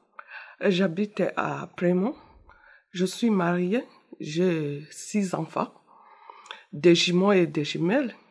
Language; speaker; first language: French; non-native, learner; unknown